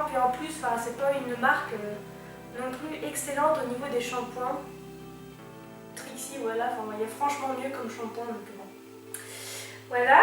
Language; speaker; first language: French; native; French